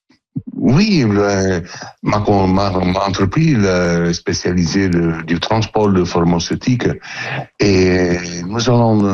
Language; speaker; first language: French; non-native, learner; Italian